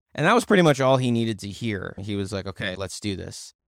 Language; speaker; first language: English; native; English